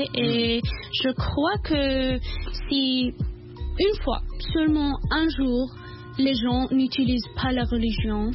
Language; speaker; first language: French; non-native, learner; English